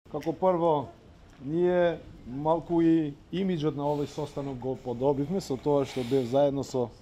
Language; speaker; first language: Macedonian; non-native, local second language; Albanian